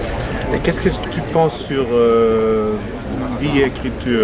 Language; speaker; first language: French; non-native, fluent; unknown